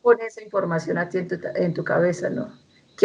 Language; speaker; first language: Spanish; native; Spanish